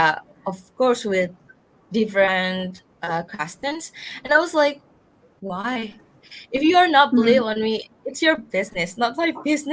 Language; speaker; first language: English; non-native, learner; Indonesian